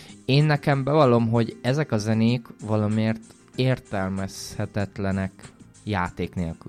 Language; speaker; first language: Hungarian; native; Hungarian